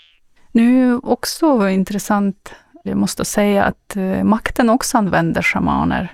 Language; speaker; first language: Swedish; non-native, learner; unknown